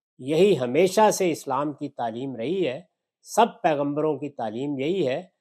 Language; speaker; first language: Urdu; non-native, local second language; Punjabi